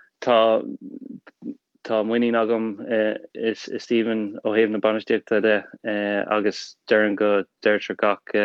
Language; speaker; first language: Irish; non-native, local second language; English